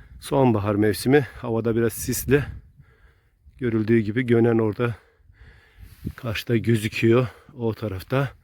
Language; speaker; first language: Turkish; native; Turkish